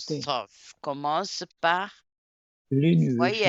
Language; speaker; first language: French; non-native, fluent; Portuguese